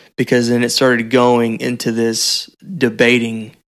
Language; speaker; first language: English; native; English